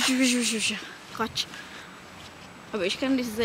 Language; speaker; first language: German; non-native, learner; Indonesian